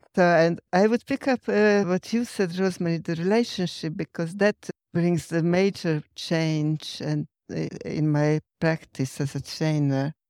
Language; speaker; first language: English; non-native, fluent; Hungarian